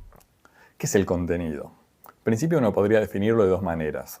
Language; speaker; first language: Spanish; native; Spanish